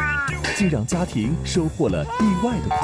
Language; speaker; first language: Chinese; native; Chinese